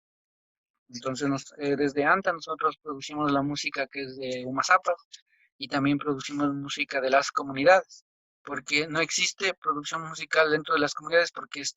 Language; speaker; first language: Spanish; non-native, local second language; Quechua